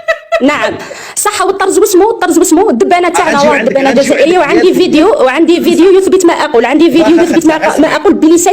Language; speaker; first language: Arabic; native; Arabic